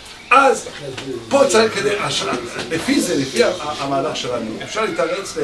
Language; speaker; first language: Hebrew; non-native, fluent; French